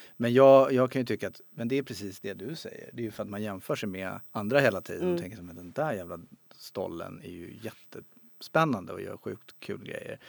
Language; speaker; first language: Swedish; native; Swedish